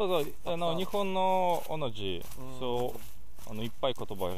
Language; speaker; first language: Japanese; non-native, learner; Russian